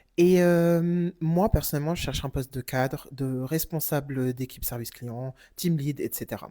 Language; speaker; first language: French; non-native, fluent; German